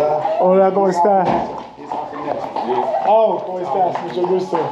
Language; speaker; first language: Spanish; non-native, learner; English